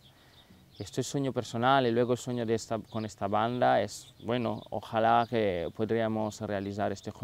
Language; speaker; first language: Spanish; non-native, fluent; Italian